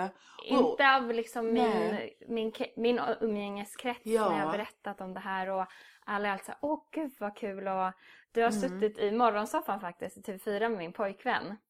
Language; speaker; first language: Swedish; native; Swedish